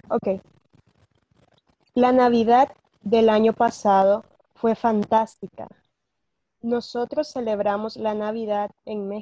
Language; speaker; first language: Spanish; non-native, learner; English